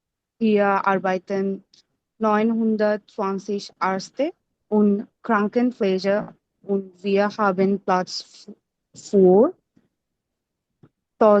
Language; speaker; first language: German; non-native, learner; Bangla